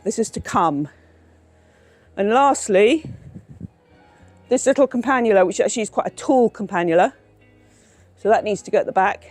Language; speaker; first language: English; native; English